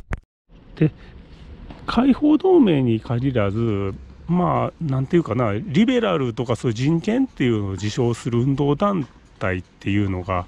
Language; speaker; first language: Japanese; native; Japanese